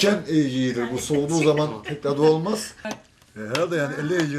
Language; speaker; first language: Turkish; native; Turkish